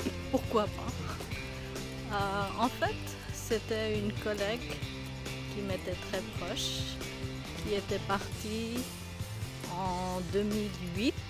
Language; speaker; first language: French; non-native, fluent; Bangla